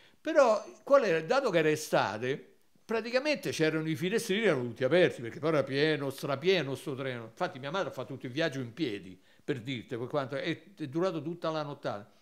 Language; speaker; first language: Italian; native; Italian